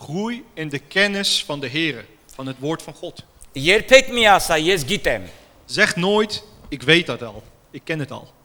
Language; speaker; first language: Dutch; non-native, fluent; Armenian